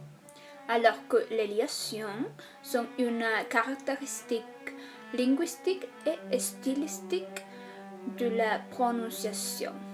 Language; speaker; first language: French; non-native, fluent; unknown